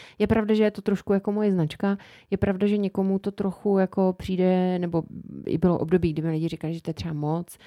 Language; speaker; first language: Czech; native; Czech